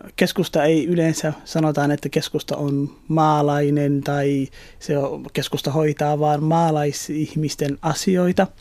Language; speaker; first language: Finnish; early bilingual, other home language; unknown